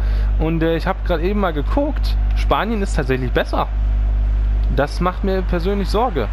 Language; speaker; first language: German; native; German